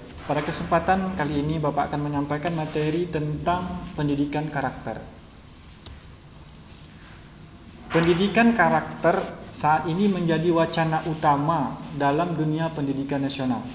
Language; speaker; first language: Indonesian; native; Indonesian